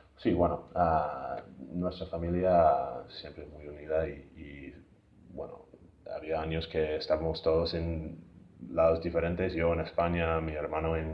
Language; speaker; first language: Spanish; non-native, fluent; English